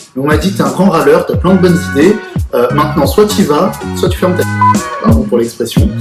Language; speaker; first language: French; early bilingual, other home language; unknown